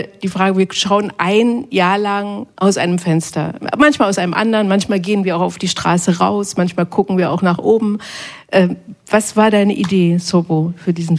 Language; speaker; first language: German; native; German